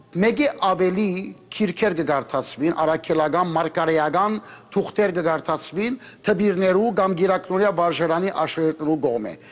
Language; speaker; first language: Armenian; early bilingual, heritage; Armenian